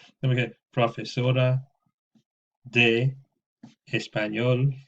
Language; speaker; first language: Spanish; non-native, fluent; English